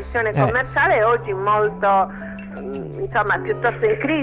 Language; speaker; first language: Italian; native; Italian